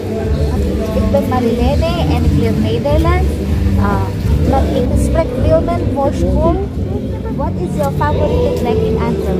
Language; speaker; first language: Dutch; non-native, learner; Filipino